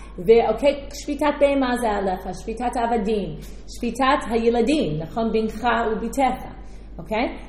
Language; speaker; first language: Hebrew; non-native, fluent; English